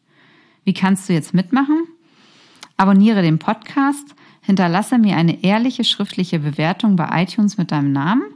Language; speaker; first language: German; native; German